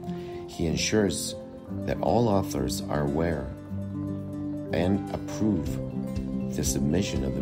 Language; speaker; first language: English; non-native, fluent; Spanish